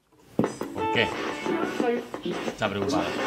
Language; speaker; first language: Spanish; native; Spanish